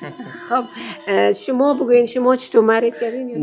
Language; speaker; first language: Persian; native; Persian